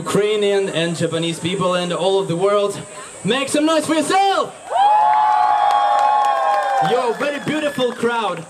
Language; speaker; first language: English; non-native, learner; Ukrainian